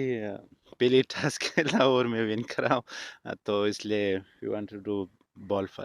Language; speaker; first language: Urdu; non-native, local second language; Pashto